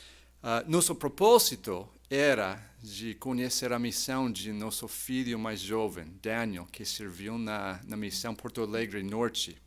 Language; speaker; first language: Portuguese; non-native, fluent; English